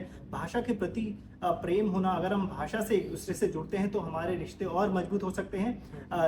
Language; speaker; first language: Hindi; native; Hindi